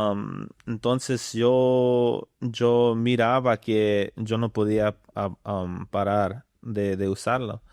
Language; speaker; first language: Spanish; early bilingual, other home language; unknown